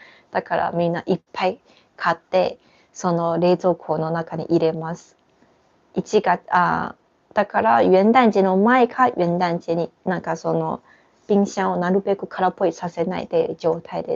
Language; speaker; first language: Japanese; non-native, fluent; Chinese